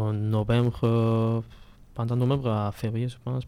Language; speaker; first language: French; non-native, learner; Spanish